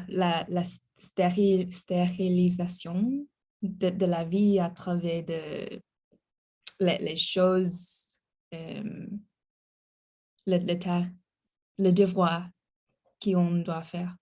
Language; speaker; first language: French; non-native, learner; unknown